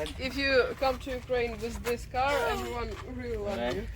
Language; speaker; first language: English; non-native, learner; Ukrainian